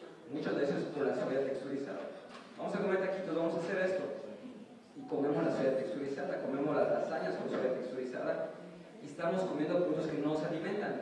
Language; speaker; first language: Spanish; native; Spanish